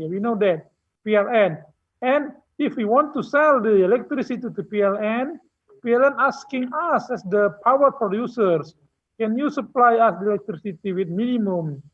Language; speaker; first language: English; non-native, learner; Indonesian